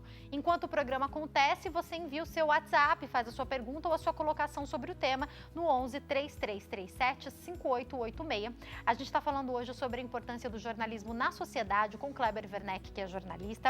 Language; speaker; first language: Portuguese; native; Portuguese